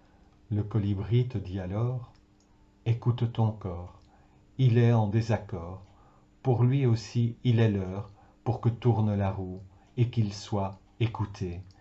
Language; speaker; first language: French; native; French